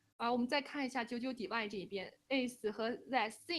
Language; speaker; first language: Chinese; native; Chinese